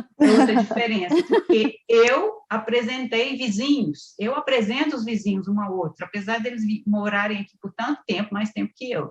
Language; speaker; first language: Portuguese; native; Portuguese